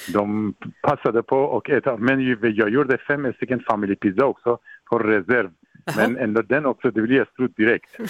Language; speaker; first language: Swedish; non-native, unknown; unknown